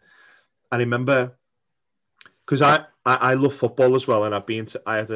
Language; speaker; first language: English; native; English